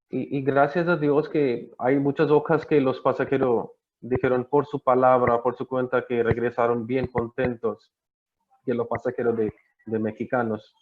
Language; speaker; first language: Spanish; non-native, learner; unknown